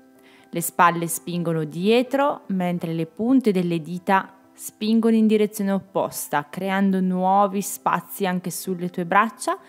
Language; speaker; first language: Italian; native; Italian